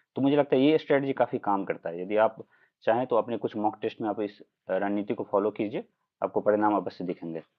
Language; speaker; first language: Hindi; non-native, local second language; Maithili